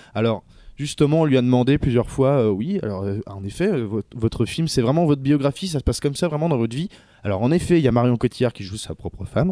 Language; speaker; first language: French; native; French